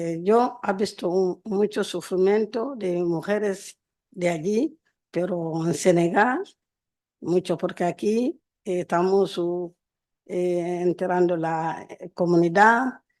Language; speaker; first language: Spanish; non-native, learner; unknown